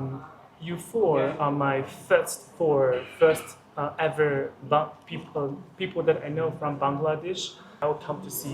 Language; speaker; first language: English; non-native, fluent; Chinese